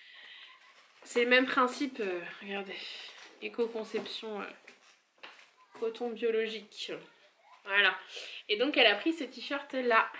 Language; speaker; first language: French; native; French